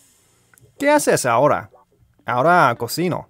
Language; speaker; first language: Spanish; non-native, fluent; Korean